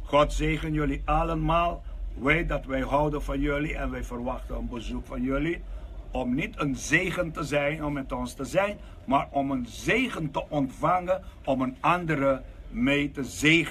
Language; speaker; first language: Dutch; non-native, local second language; Papiamento